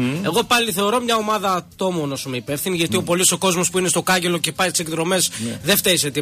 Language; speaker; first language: Greek; native; Greek